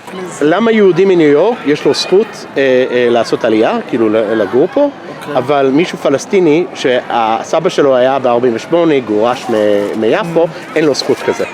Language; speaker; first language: Hebrew; non-native, fluent; English